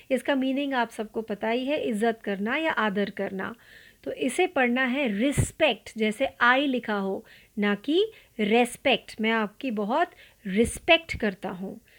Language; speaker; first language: Hindi; non-native, local second language; Marathi